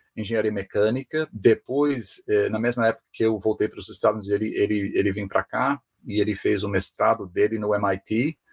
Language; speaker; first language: Portuguese; non-native, fluent; English